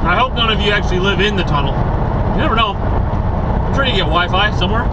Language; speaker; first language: English; native; English